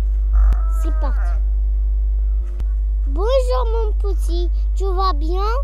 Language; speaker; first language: French; non-native, local second language; Arabic